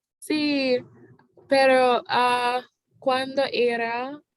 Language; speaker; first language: Spanish; non-native, learner; English